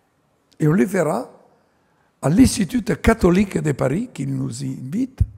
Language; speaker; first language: French; non-native, fluent; Italian